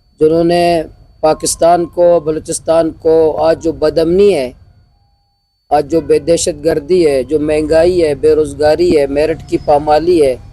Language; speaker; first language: Urdu; non-native, local second language; Baluchi